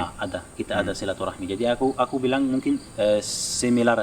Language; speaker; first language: Indonesian; non-native, fluent; Arabic